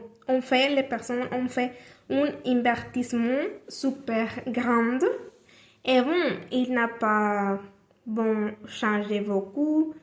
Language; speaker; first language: French; non-native, learner; Spanish